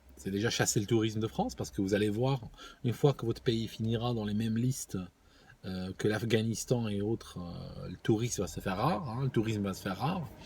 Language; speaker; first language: French; non-native, local second language; Arabic